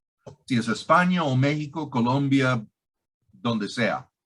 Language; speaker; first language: Spanish; non-native, fluent; English